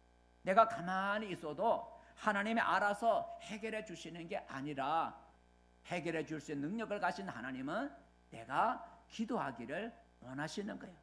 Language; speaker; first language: Korean; native; Korean